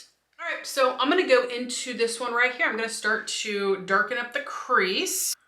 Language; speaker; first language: English; native; English